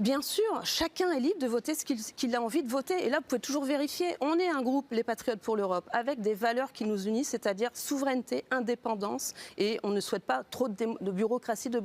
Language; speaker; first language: French; native; French